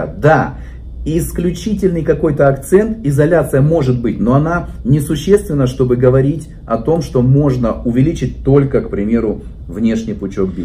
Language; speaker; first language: Russian; native; Russian